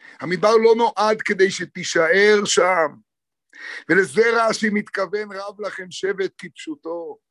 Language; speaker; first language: Hebrew; native; Hebrew